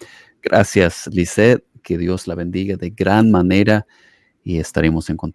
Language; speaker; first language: Spanish; non-native, fluent; English